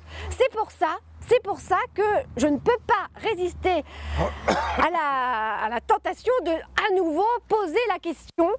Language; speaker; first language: French; native; French